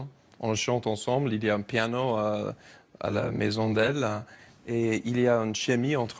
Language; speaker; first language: French; non-native, fluent; English